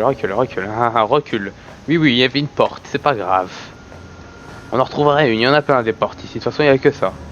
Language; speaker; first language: French; native; French